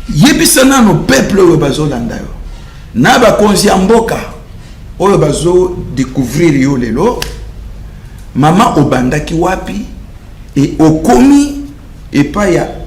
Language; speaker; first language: Lingala; native; Lingala